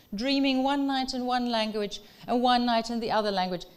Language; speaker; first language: English; non-native, local second language; Dutch